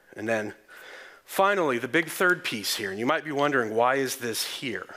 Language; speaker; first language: English; native; English